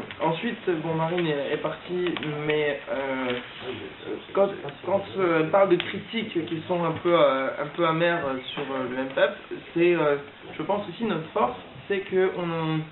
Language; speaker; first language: French; native; French